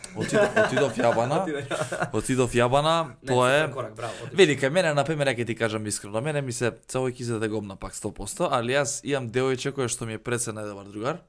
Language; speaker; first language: Macedonian; native; Macedonian